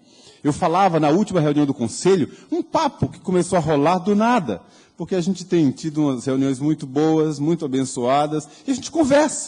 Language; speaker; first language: Portuguese; native; Portuguese